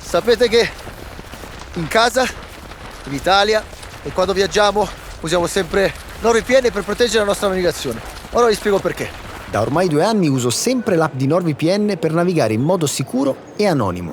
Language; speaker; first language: Italian; native; Italian